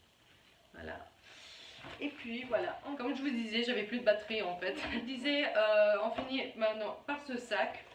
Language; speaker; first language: French; native; French